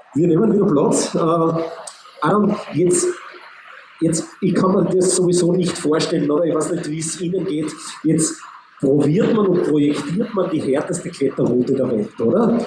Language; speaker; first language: German; native; German